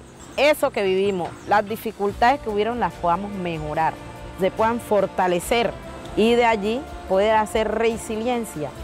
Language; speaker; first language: Spanish; native; Spanish